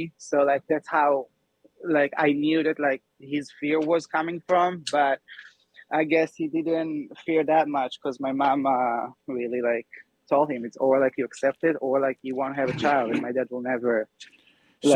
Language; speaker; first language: English; non-native, fluent; Hebrew